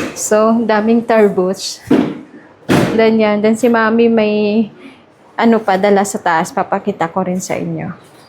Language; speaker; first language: Filipino; non-native, local second language; Iloko